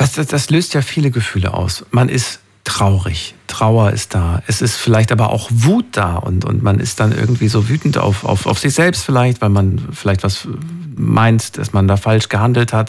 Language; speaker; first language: German; native; German